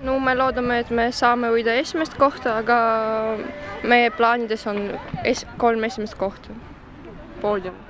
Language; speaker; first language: Estonian; non-native, local second language; Russian